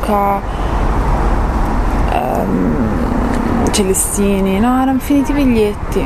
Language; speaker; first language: Italian; native; Italian